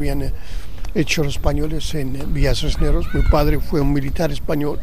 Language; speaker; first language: Spanish; non-native, local second language; Arabic